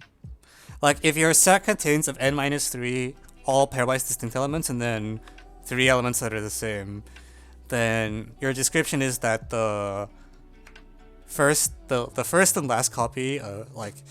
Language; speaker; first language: English; native; English